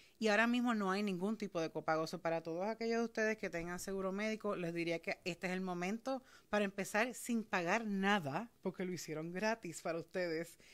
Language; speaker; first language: Spanish; native; Spanish